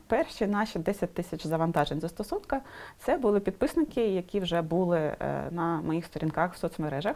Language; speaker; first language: Ukrainian; non-native, local second language; Russian